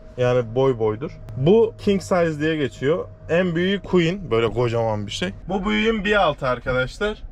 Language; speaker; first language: Turkish; native; Turkish